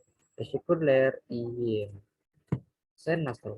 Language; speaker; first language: Turkish; non-native, fluent; Indonesian